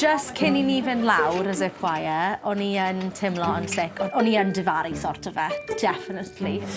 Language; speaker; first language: Welsh; native; Welsh